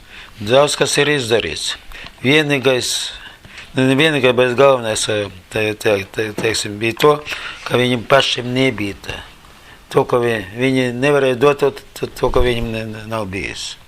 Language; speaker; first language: Latvian; non-native, learner; Russian